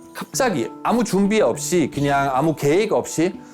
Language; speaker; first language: Korean; non-native, fluent; German